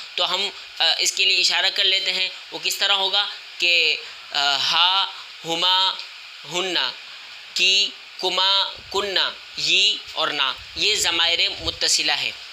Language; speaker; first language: Urdu; native; Urdu